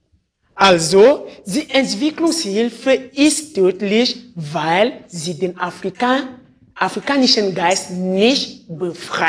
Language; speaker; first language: German; non-native, fluent; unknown